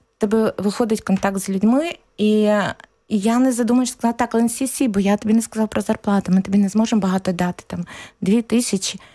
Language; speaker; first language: Ukrainian; native; Ukrainian